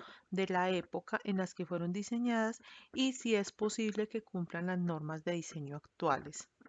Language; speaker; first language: Spanish; native; Spanish